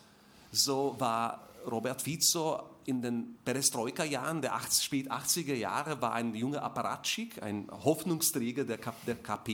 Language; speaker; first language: German; non-native, fluent; Slovak